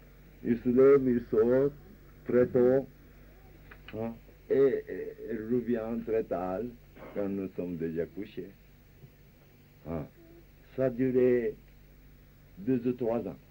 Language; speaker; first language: French; non-native, fluent; Japanese